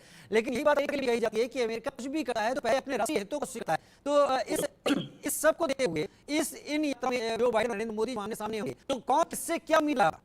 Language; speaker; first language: Hindi; native; Hindi